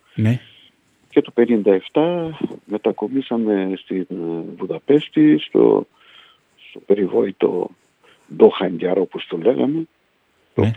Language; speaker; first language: Greek; early bilingual, heritage; Greek